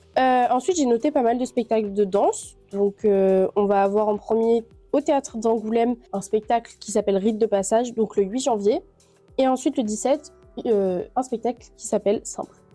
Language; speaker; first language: French; native; French